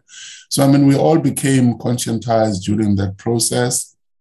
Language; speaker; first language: English; non-native, local second language; Xhosa